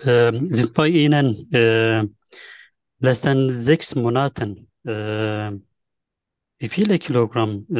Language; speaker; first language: German; non-native, learner; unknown